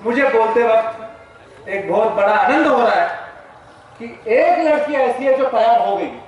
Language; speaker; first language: Hindi; non-native, local second language; Marathi